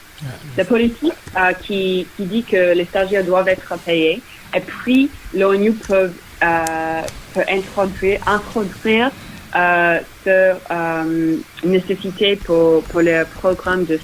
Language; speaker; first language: French; non-native, fluent; English